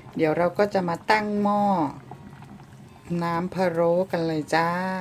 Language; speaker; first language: Thai; native; Thai